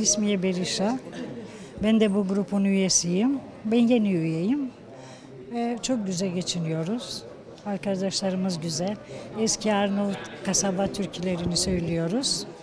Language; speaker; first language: Turkish; non-native, local second language; Albanian